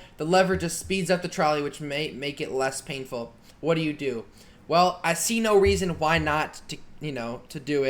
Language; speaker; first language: English; native; English